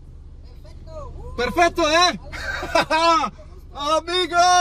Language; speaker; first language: Spanish; non-native, learner; Croatian